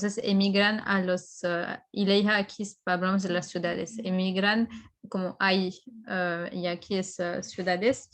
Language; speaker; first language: Spanish; non-native, fluent; French